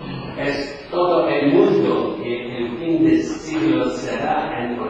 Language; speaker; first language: Spanish; non-native, fluent; Polish